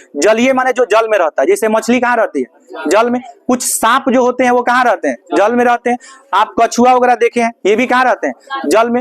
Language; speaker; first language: Hindi; native; Hindi